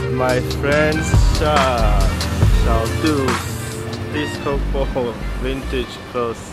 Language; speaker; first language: English; non-native, local second language; Chinese